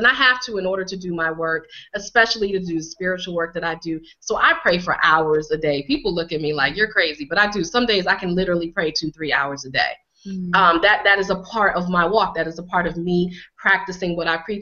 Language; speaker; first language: English; native; English